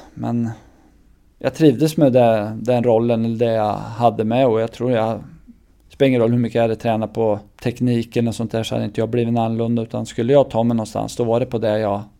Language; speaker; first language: Swedish; native; Swedish